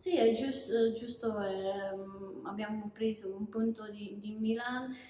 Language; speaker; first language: Italian; non-native, learner; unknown